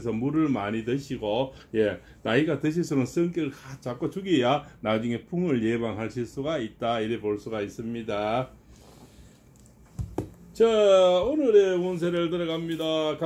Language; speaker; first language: Korean; native; Korean